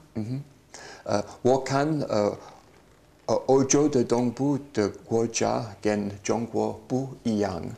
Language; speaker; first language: Chinese; non-native, learner; English